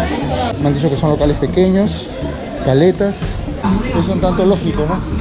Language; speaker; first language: Spanish; native; Spanish